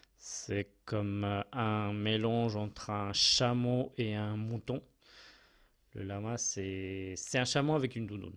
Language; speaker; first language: French; non-native, fluent; Spanish